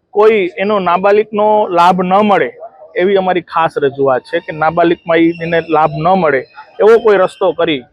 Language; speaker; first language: Gujarati; non-native, local second language; Sindhi